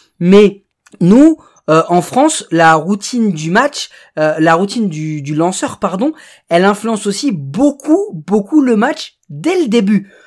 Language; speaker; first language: French; native; French